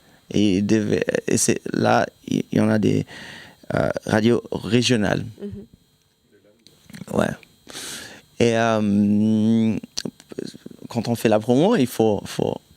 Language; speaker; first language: French; non-native, fluent; German